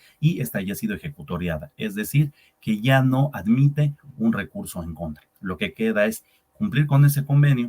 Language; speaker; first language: Spanish; native; Spanish